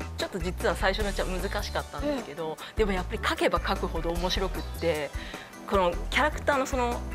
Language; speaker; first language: Japanese; native; Japanese